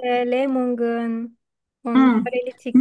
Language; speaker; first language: German; non-native, fluent; Turkish